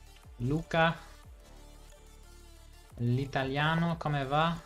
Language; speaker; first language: Italian; non-native, fluent; English